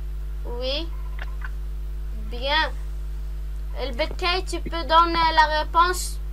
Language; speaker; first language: French; non-native, local second language; Arabic